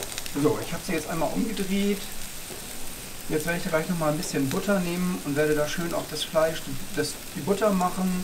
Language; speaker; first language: German; native; German